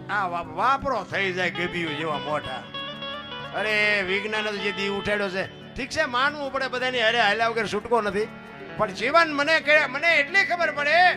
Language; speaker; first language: Gujarati; native; Gujarati